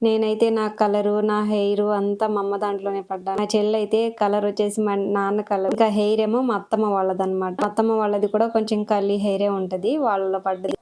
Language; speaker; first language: Telugu; non-native, local second language; Lambadi